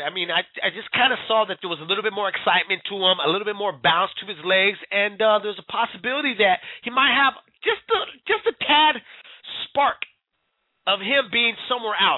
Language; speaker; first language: English; early bilingual, other home language; Spanish